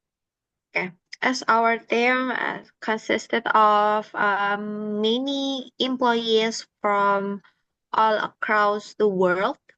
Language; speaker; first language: English; non-native, learner; Indonesian